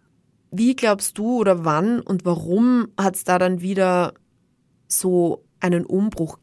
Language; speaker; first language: German; native; German